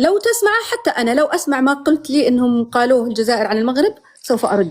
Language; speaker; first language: Arabic; native; Arabic